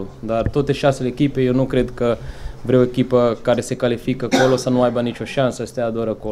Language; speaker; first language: Romanian; non-native, fluent; Portuguese